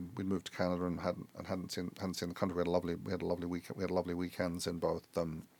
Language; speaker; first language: English; native; English